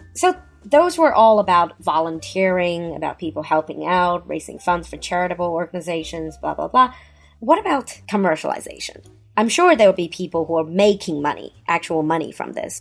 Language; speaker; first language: English; non-native, fluent; Chinese